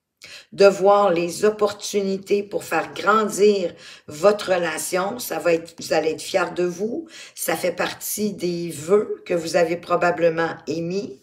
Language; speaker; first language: French; native; French